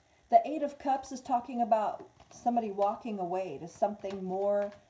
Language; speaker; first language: English; native; English